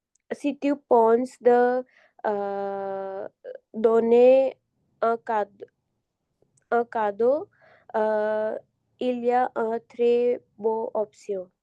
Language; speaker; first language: French; non-native, learner; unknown